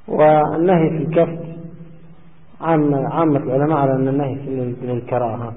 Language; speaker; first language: Arabic; native; Arabic